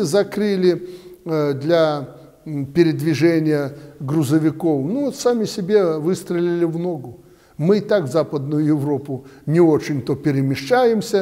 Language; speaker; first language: Russian; native; Russian